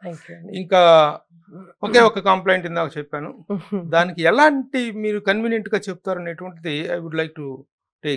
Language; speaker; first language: Telugu; native; Telugu